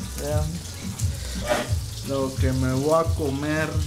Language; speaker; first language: Spanish; native; Spanish